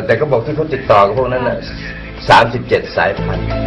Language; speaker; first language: Thai; native; Thai